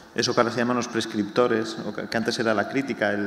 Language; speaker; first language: Spanish; native; Spanish